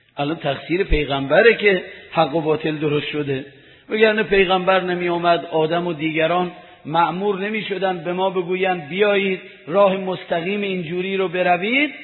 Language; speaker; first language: Persian; native; Persian